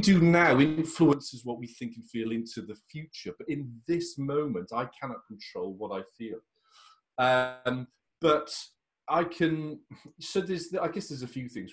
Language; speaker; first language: English; native; English